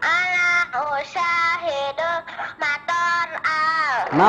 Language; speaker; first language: Arabic; non-native, learner; Indonesian